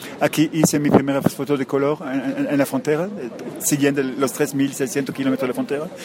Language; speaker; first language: Spanish; non-native, fluent; French